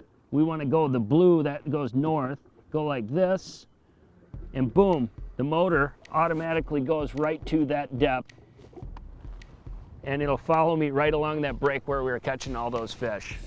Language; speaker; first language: English; native; English